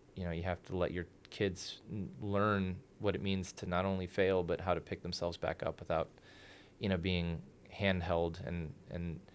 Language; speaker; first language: English; early bilingual, other home language; Spanish